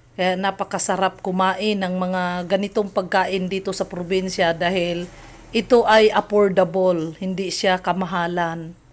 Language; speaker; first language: Filipino; non-native, local second language; Cebuano